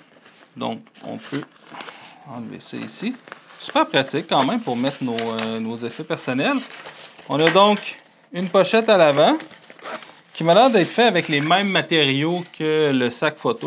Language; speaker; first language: French; native; French